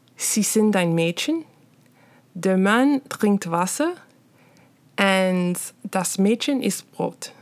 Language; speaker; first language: German; non-native, learner; English